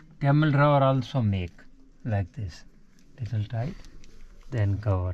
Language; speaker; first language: English; non-native, learner; Hindi